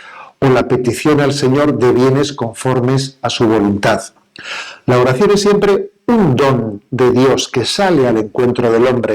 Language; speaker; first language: Spanish; native; Spanish